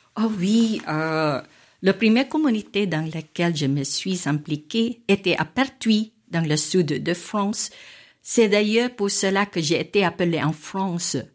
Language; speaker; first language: French; non-native, fluent; Filipino